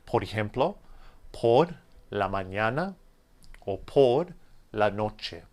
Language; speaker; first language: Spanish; non-native, fluent; English